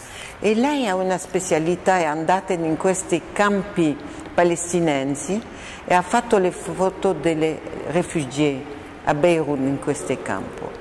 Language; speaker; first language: Italian; non-native, fluent; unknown